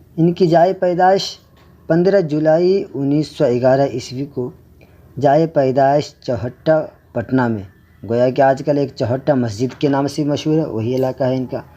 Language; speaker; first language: Urdu; native; Urdu